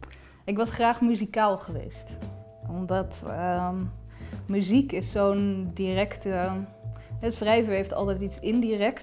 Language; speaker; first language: Dutch; native; Dutch